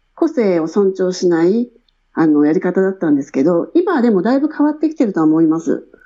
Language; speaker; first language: Japanese; native; Japanese